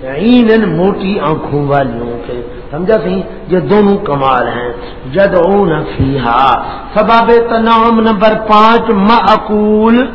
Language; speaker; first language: Urdu; non-native, local second language; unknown